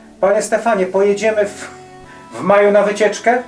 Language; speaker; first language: Polish; native; Polish